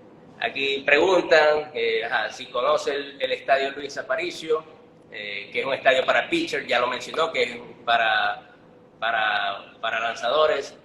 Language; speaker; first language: Spanish; native; Spanish